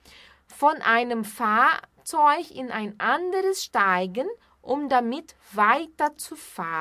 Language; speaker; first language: German; non-native, fluent; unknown